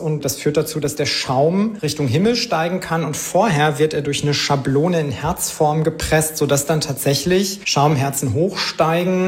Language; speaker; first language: German; native; German